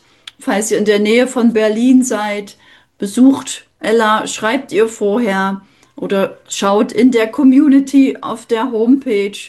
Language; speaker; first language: German; native; German